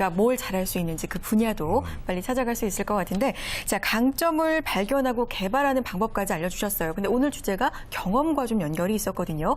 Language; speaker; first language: Korean; native; Korean